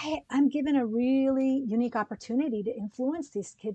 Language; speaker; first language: English; early bilingual, other home language; Spanish